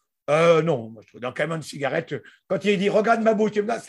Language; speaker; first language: French; native; French